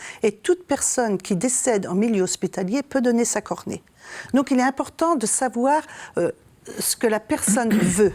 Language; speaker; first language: French; native; French